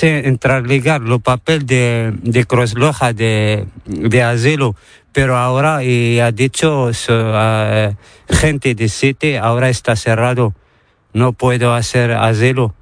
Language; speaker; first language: Spanish; non-native, learner; Arabic